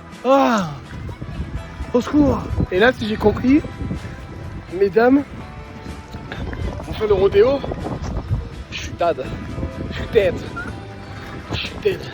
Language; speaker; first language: French; native; French